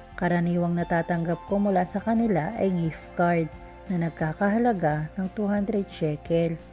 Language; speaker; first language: Filipino; native; Filipino